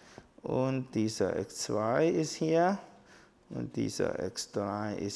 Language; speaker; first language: German; non-native, learner; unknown